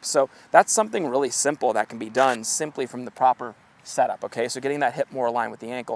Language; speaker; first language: English; native; English